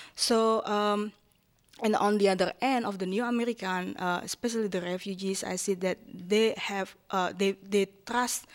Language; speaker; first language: English; non-native, fluent; Japanese